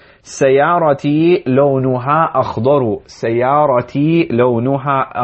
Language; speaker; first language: Arabic; non-native, fluent; English